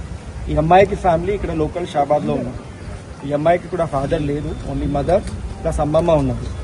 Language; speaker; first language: Telugu; non-native, local second language; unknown